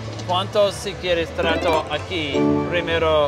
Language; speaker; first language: Spanish; non-native, learner; English